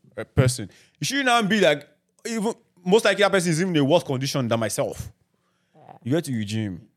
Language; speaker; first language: English; non-native, local second language; Yoruba